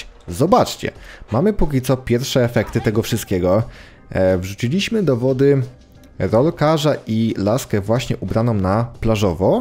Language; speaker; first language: Polish; native; Polish